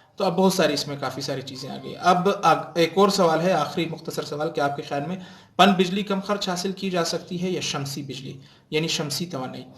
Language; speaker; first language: Urdu; non-native, local second language; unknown